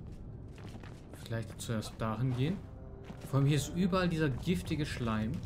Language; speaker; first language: German; native; German